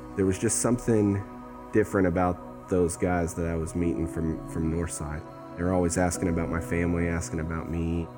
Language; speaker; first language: English; native; English